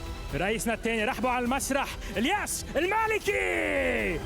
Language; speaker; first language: Arabic; native; Arabic